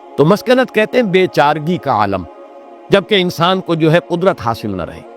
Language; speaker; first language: Urdu; native; Urdu